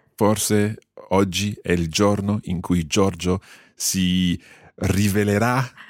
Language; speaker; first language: Italian; non-native, fluent; English